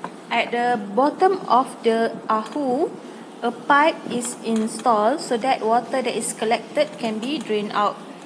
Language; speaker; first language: English; non-native, local second language; Malay